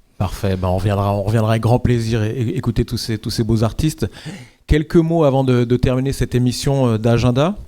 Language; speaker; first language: French; native; French